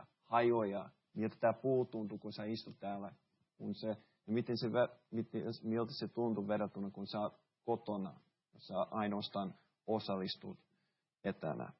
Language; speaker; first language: Finnish; early bilingual, heritage; Finnish